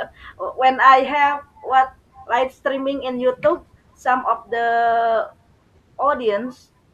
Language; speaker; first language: English; non-native, learner; Indonesian